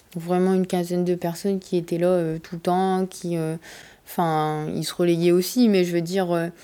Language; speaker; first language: French; native; French